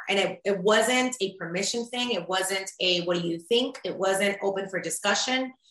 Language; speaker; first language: English; early bilingual, other home language; Spanish